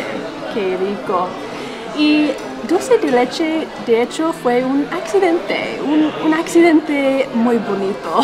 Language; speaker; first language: Spanish; non-native, fluent; English